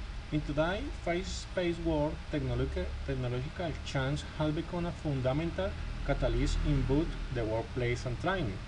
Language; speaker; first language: English; non-native, learner; Spanish